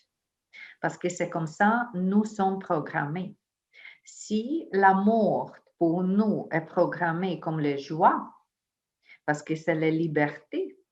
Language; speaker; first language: French; non-native, fluent; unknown